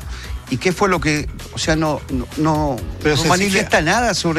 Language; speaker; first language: Spanish; native; Spanish